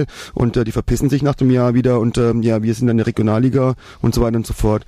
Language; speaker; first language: German; native; German